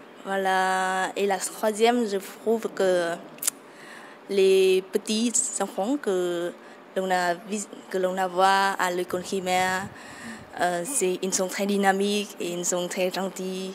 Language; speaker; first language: French; non-native, fluent; Vietnamese